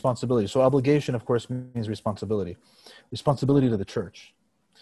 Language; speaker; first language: English; native; English